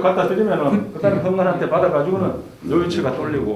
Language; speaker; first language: Korean; native; Korean